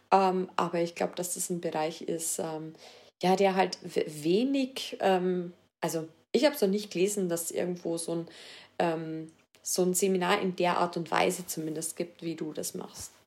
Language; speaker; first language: German; native; German